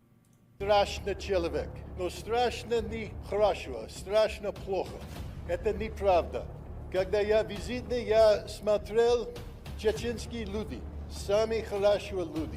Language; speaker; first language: Russian; non-native, learner; English